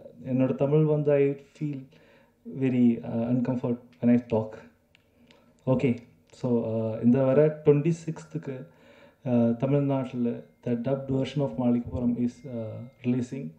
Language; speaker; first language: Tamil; non-native, learner; Malayalam